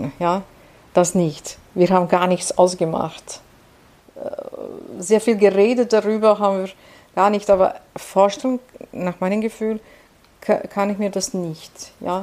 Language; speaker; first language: German; non-native, fluent; Serbian